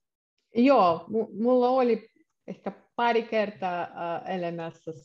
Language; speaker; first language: Finnish; non-native, learner; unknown